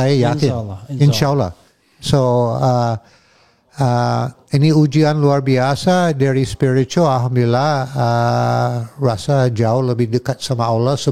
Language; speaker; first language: Indonesian; non-native, fluent; English